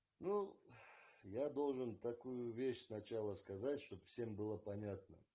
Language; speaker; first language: Russian; native; Russian